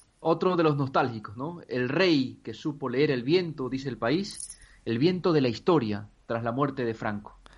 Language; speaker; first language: Spanish; native; Spanish